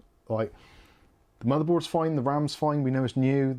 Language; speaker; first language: English; native; English